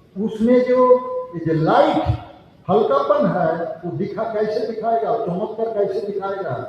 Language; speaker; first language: Hindi; non-native, local second language; Bangla